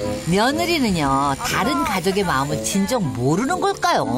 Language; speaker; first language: Korean; native; Korean